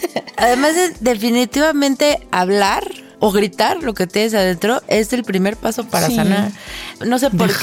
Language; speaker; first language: Spanish; native; Spanish